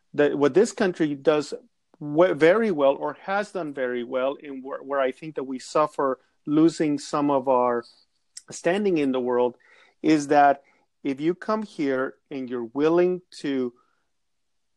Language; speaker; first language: English; non-native, fluent; Spanish